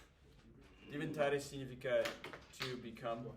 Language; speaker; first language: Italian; non-native, fluent; English